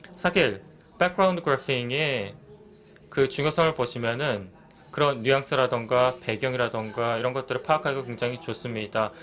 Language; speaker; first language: Korean; native; Korean